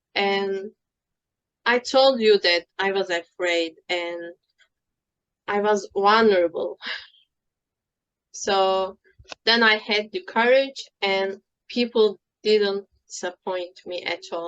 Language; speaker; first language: English; non-native, fluent; Turkish